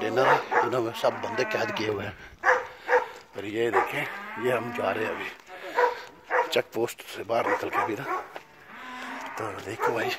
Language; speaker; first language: Arabic; non-native, learner; Urdu